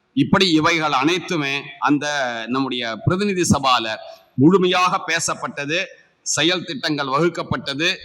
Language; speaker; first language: Tamil; native; Tamil